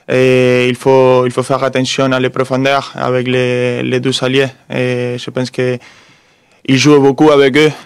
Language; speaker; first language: French; non-native, fluent; Spanish